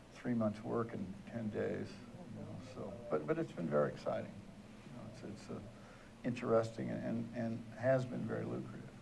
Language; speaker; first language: English; native; English